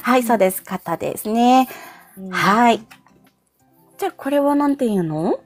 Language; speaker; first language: Japanese; non-native, fluent; Filipino